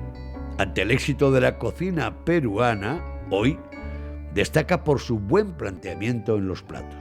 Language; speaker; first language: Spanish; native; Spanish